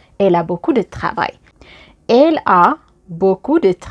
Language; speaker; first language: French; non-native, fluent; Amharic